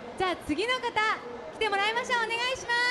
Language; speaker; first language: Japanese; native; Japanese